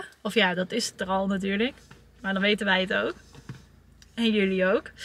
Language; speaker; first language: Dutch; native; Dutch